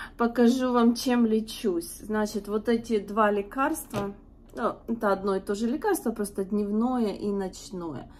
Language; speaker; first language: Russian; native; Russian